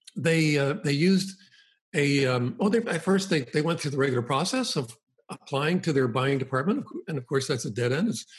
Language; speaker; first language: English; native; English